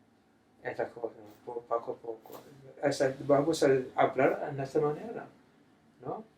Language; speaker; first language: Spanish; non-native, fluent; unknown